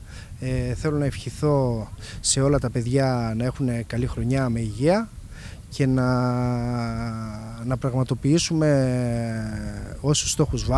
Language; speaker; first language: Greek; native; Greek